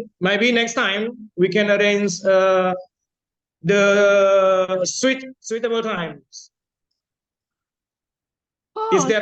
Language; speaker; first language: English; non-native, fluent; Indonesian